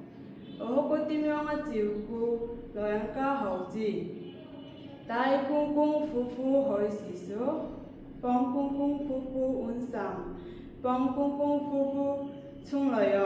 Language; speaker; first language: Cantonese; non-native, learner; Bangla